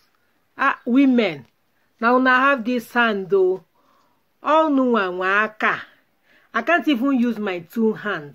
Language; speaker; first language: English; non-native, local second language; Igbo